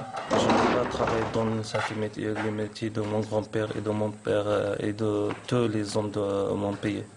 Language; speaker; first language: French; non-native, local second language; Arabic